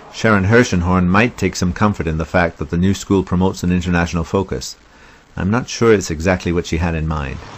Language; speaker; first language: English; native; English